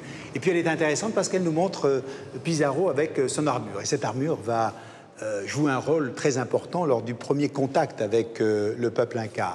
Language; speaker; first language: French; native; French